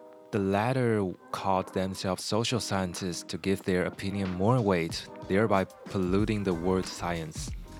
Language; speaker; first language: English; non-native, fluent; Chinese